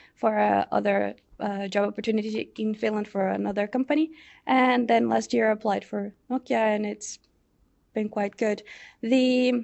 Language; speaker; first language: English; non-native, fluent; Portuguese